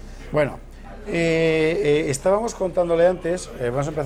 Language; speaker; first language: Spanish; native; Spanish